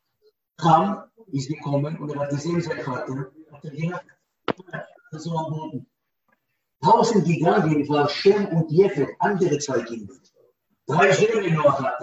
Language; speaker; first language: German; non-native, learner; Hebrew